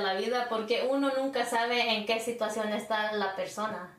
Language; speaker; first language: Spanish; early bilingual, other home language; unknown